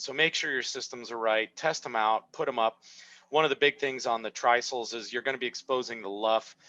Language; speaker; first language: English; native; English